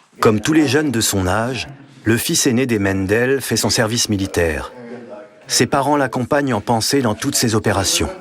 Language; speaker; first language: French; native; French